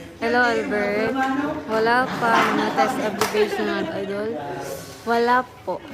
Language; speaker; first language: Filipino; non-native, local second language; Cebuano